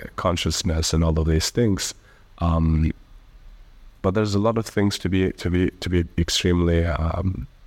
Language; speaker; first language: English; early bilingual, other home language; Albanian